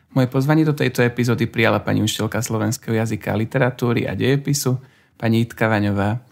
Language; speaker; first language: Slovak; native; Slovak